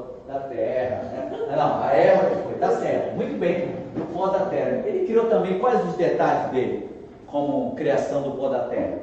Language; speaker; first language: Portuguese; native; Portuguese